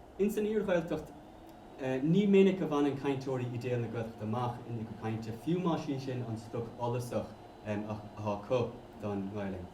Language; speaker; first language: Irish; native; Irish